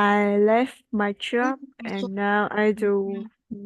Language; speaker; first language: English; non-native, learner; Vietnamese